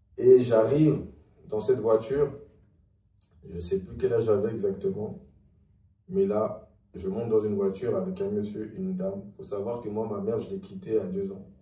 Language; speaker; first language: French; early bilingual, other home language; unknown